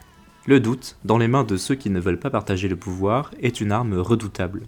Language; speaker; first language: French; native; French